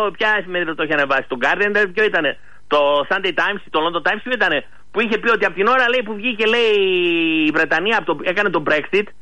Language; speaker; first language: Greek; early bilingual, heritage; Greek